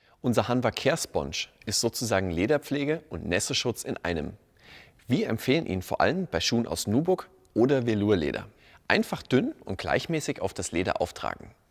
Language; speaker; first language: German; native; German